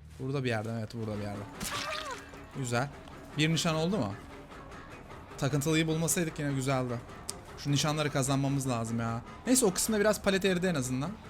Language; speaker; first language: Turkish; native; Turkish